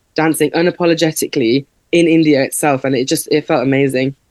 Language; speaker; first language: English; native; English